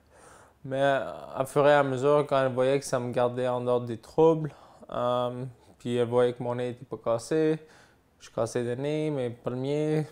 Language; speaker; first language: French; native; French